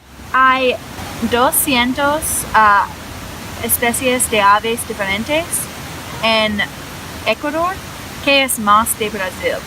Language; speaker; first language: Spanish; non-native, learner; English